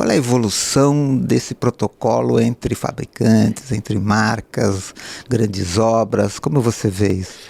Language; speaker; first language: Portuguese; native; Portuguese